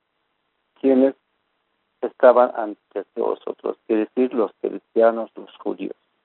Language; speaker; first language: Spanish; non-native, fluent; Persian